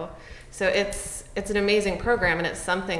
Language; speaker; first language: English; native; English